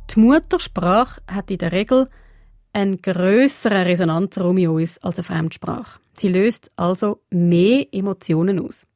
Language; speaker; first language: German; early bilingual, other home language; Portuguese